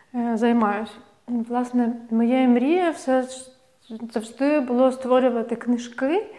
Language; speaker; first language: Ukrainian; native; Ukrainian